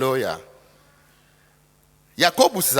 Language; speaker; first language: German; non-native, fluent; Lingala